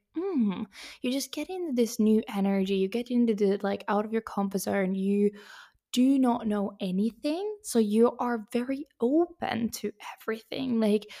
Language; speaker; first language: English; non-native, fluent; Finnish